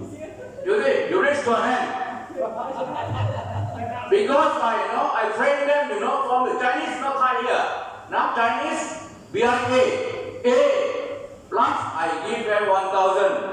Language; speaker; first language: English; non-native, learner; Thai